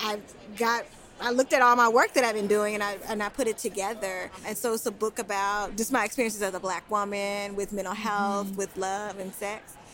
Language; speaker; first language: English; native; English